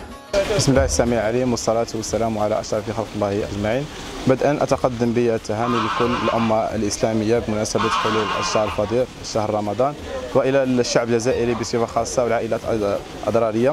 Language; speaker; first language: Arabic; native; Arabic